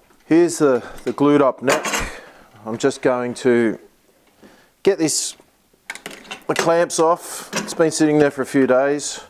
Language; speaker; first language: English; native; English